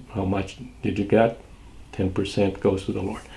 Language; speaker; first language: English; non-native, fluent; Portuguese